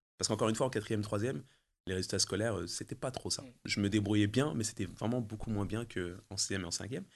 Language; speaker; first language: French; early bilingual, other home language; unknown